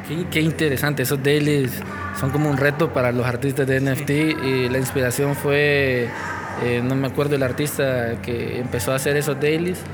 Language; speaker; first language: Spanish; native; Spanish